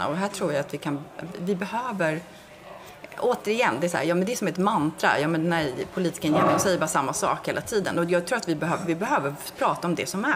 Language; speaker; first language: Swedish; native; Swedish